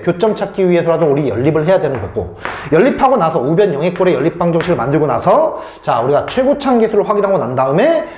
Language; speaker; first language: Korean; native; Korean